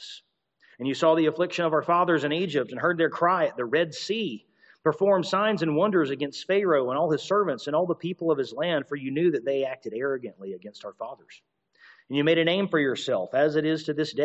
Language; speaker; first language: English; native; English